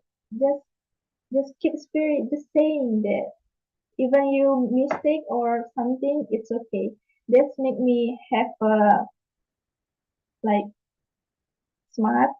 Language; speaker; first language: English; non-native, learner; Indonesian